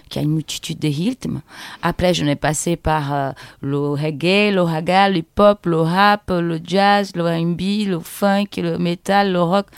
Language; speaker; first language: French; non-native, fluent; Portuguese